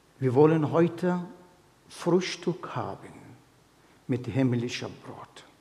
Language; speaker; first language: German; non-native, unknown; Arabic